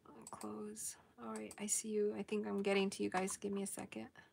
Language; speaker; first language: English; native; English